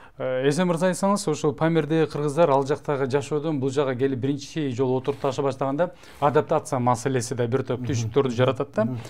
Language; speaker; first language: Kyrgyz; native; Kyrgyz